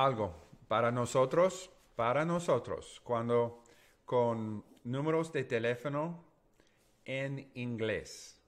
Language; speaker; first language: Spanish; non-native, learner; English